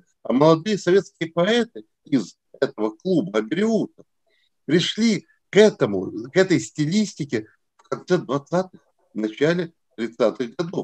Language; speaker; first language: Russian; native; Russian